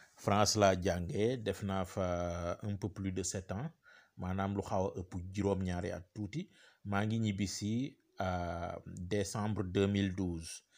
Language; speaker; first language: French; non-native, local second language; Wolof